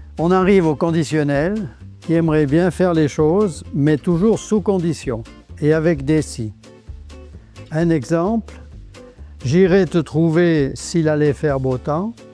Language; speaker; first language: French; native; French